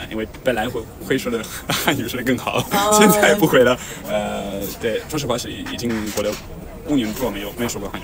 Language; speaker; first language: Chinese; non-native, fluent; Italian